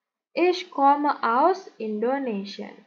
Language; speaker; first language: German; non-native, learner; Indonesian